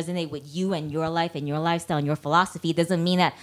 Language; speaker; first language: English; non-native, local second language; Cantonese